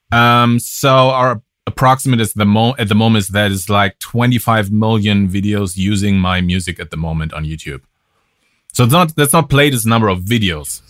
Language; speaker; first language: English; non-native, fluent; German